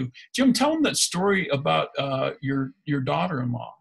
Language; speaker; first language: English; native; English